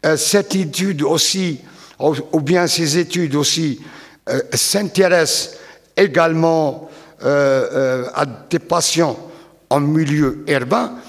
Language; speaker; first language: French; non-native, local second language; Arabic